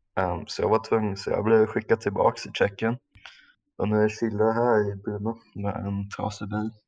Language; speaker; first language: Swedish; non-native, fluent; German